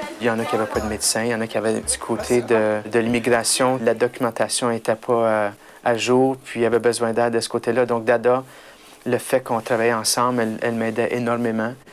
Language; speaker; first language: French; native; French